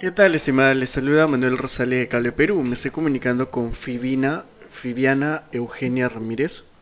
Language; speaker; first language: Spanish; native; Spanish